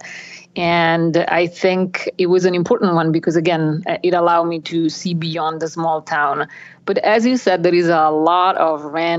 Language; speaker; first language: English; non-native, fluent; Italian